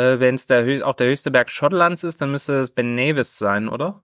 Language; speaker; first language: German; native; German